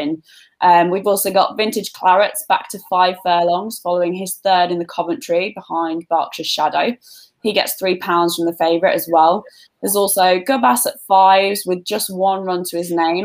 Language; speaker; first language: English; native; English